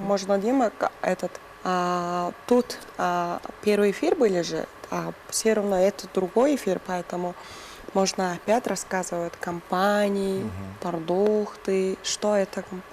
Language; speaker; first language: Russian; non-native, learner; Mongolian